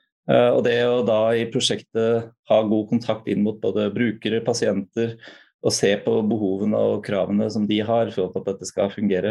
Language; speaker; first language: Norwegian; native; Norwegian